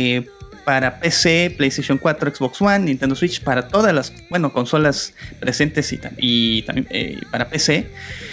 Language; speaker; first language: Spanish; native; Spanish